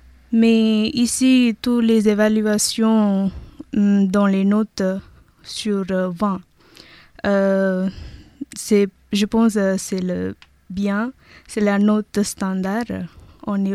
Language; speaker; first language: French; non-native, learner; Tamil